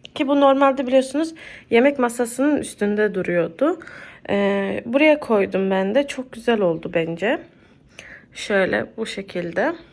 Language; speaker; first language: Turkish; early bilingual, heritage; Turkish